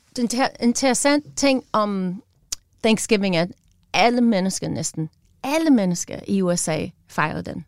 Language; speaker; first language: Danish; non-native, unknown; English